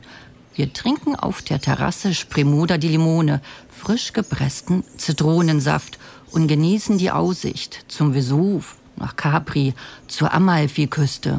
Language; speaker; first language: German; native; German